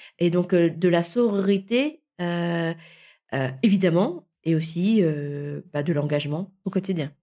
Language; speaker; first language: French; early bilingual, other home language; Vietnamese